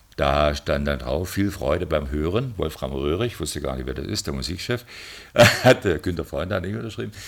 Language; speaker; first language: German; native; German